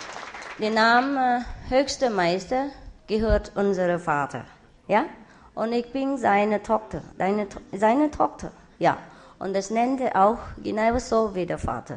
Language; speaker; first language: German; non-native, learner; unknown